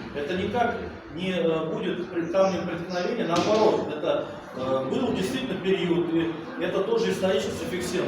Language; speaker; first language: Russian; native; Russian